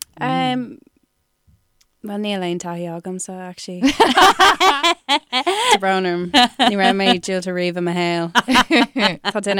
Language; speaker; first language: Irish; non-native, local second language; English